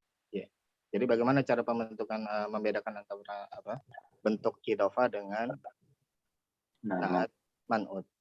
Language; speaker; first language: Indonesian; native; Indonesian